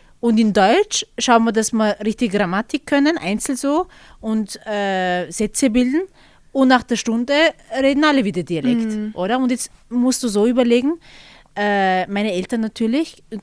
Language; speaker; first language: German; early bilingual, other home language; Turkish